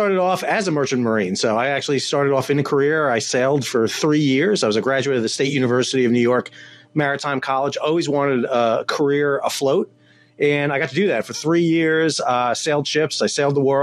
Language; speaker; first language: English; native; English